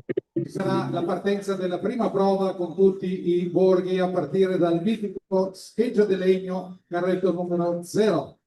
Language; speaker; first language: Italian; native; Italian